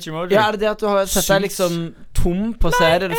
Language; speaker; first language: Norwegian; native; Norwegian